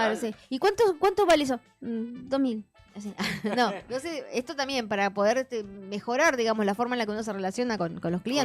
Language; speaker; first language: Spanish; native; Spanish